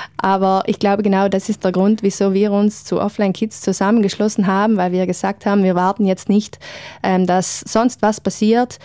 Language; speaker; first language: German; native; German